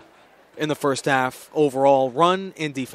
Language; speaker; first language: English; native; English